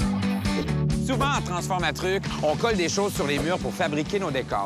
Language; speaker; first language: French; native; French